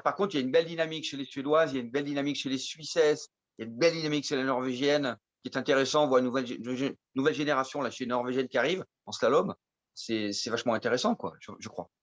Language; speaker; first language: French; native; French